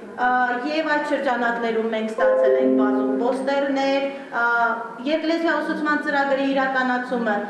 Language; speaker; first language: Armenian; native; Armenian